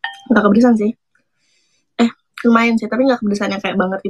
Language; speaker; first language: Indonesian; native; Indonesian